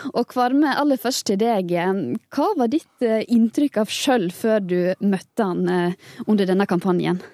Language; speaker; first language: Norwegian; native; Norwegian